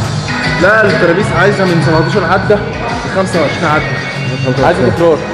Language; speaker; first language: Arabic; native; Arabic